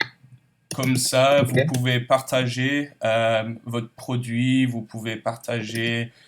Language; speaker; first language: French; non-native, learner; English